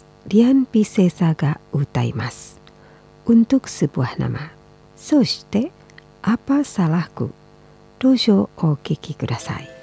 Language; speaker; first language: Japanese; non-native, fluent; Indonesian